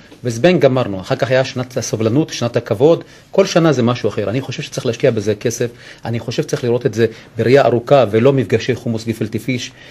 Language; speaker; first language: Hebrew; non-native, local second language; Arabic